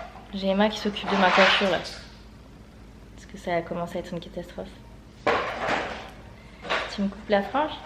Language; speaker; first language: French; native; French